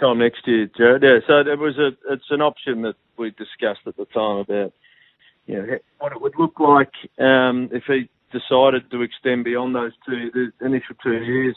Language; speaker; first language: English; native; English